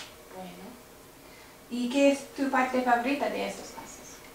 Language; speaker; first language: Spanish; non-native, learner; English